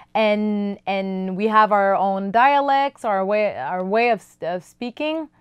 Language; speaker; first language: English; non-native, fluent; French